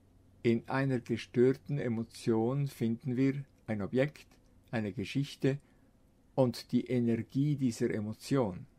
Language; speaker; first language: German; non-native, fluent; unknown